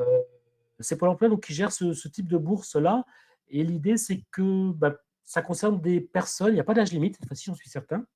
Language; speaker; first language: French; native; French